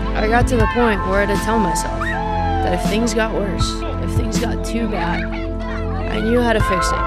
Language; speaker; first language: English; native; English